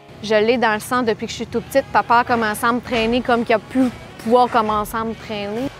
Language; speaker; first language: French; native; French